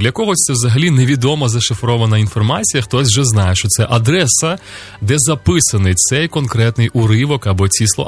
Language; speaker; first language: Ukrainian; native; Ukrainian